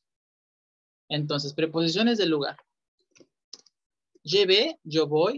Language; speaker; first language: Spanish; native; Spanish